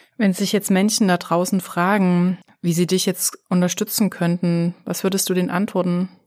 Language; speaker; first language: German; native; German